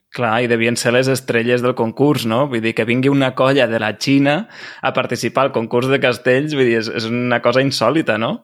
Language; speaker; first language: Catalan; native; Catalan